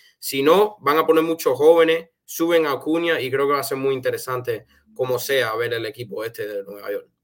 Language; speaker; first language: Spanish; early bilingual, heritage; Spanish